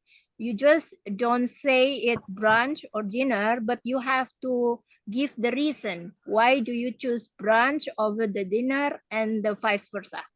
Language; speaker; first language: English; non-native, fluent; Indonesian